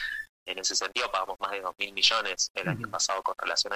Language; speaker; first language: Spanish; native; Spanish